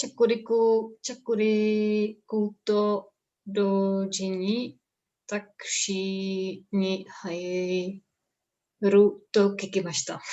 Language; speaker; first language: Japanese; non-native, learner; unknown